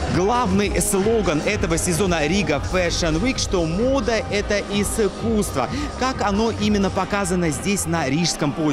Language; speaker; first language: Russian; native; Russian